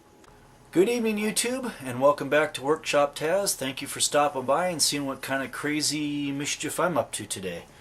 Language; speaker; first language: English; native; English